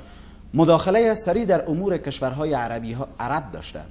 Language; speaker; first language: Persian; native; Persian